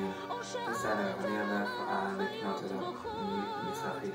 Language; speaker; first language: Hebrew; non-native, learner; English